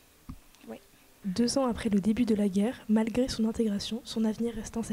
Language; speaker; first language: French; native; French